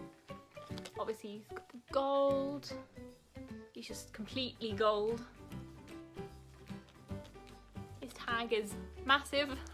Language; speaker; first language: English; native; English